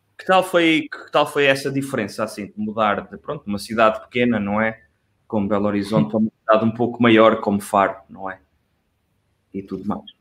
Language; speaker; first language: Portuguese; native; Portuguese